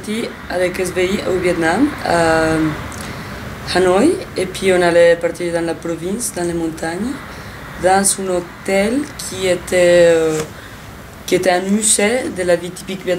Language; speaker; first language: French; non-native, fluent; Spanish